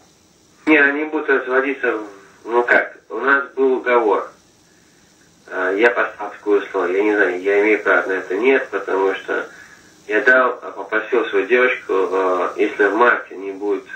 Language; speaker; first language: Russian; non-native, fluent; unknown